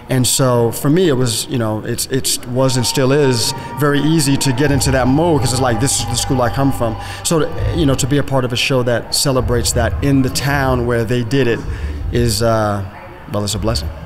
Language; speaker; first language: English; native; English